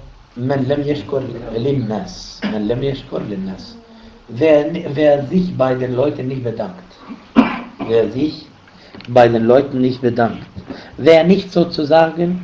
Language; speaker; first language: German; non-native, fluent; Arabic